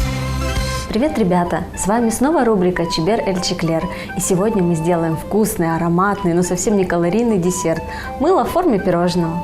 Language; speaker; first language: Russian; native; Russian